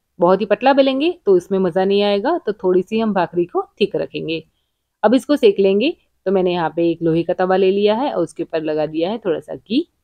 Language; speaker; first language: Hindi; non-native, local second language; Gujarati